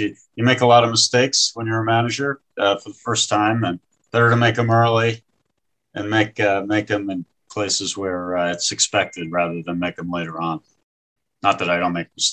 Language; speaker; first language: English; native; English